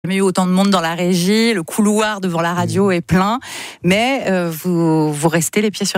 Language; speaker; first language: French; native; French